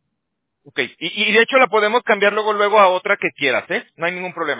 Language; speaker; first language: Spanish; native; Spanish